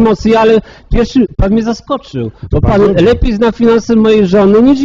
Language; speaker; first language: Polish; native; Polish